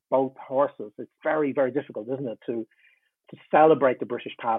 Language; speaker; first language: English; native; English